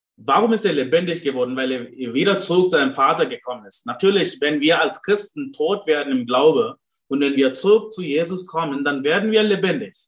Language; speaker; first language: German; non-native, fluent; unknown